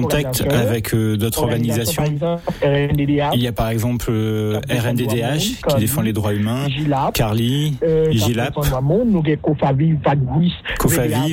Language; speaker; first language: French; native; French